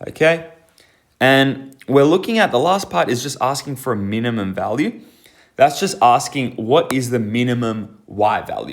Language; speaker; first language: English; native; English